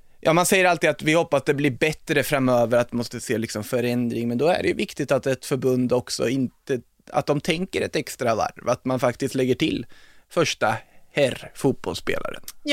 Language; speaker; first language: Swedish; native; Swedish